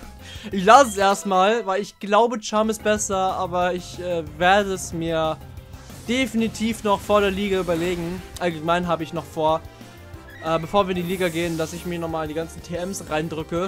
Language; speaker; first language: German; native; German